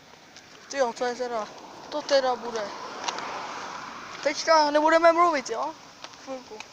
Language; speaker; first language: Czech; native; Czech